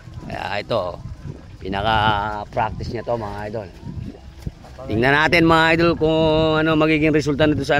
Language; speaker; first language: Filipino; native; Filipino